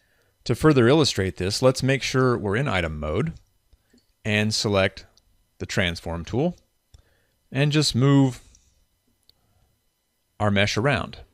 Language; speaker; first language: English; native; English